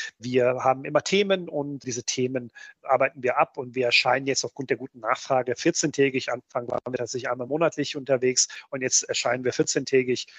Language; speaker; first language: German; early bilingual, other home language; Bosnian